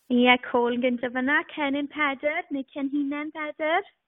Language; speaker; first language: Welsh; native; Welsh